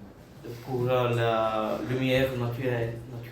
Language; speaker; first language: French; non-native, learner; Bulgarian